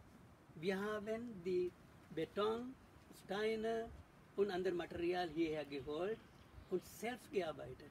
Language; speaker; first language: German; non-native, learner; Sinhala